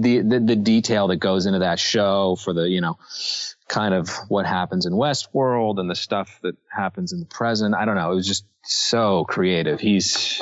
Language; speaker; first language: English; native; English